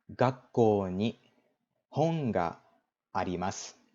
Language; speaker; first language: Japanese; non-native, learner; English